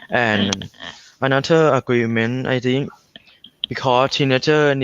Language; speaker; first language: English; non-native, learner; Thai